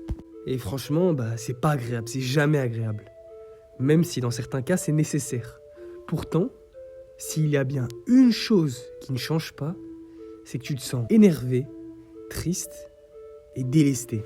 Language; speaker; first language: French; native; French